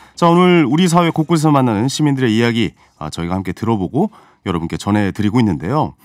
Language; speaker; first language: Korean; native; Korean